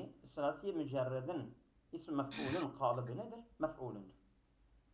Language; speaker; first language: Turkish; native; Turkish